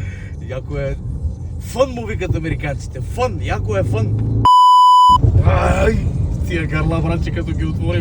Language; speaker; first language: Bulgarian; native; Bulgarian